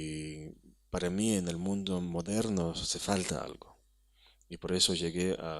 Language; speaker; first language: Spanish; non-native, fluent; Hebrew